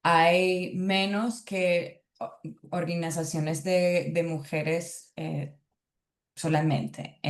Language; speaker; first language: Spanish; early bilingual, heritage; Spanish